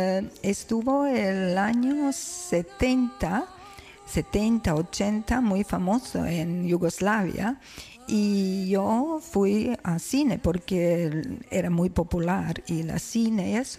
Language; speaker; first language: Spanish; non-native, fluent; Croatian